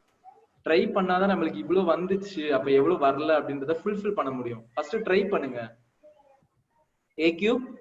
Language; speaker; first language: Tamil; native; Tamil